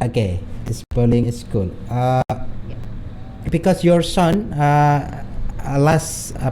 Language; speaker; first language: English; non-native, learner; Indonesian